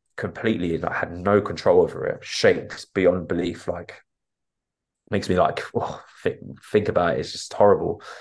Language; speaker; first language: English; native; English